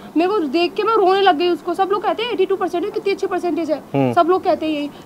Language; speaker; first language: Hindi; native; Hindi